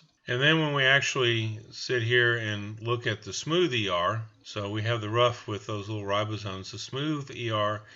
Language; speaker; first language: English; native; English